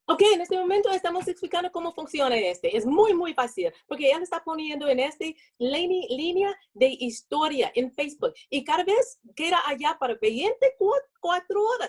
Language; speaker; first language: Spanish; non-native, learner; English